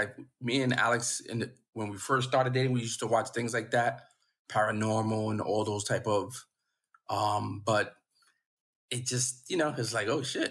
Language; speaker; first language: English; native; English